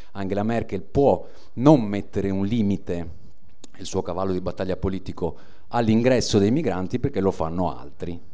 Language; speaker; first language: Italian; native; Italian